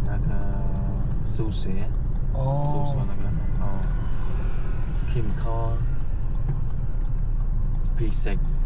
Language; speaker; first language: Chinese; non-native, learner; Vietnamese